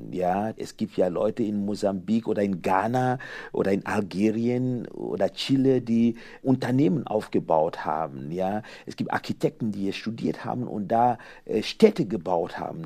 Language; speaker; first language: German; non-native, fluent; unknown